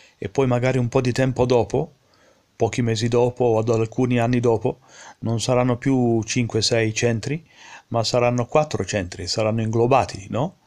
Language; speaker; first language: Italian; early bilingual, heritage; Italian